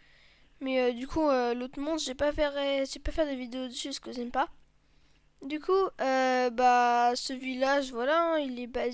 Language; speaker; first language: French; native; French